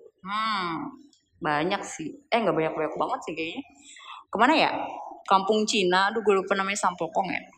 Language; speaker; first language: Indonesian; native; Indonesian